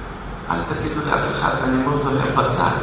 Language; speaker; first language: Hebrew; non-native, fluent; Russian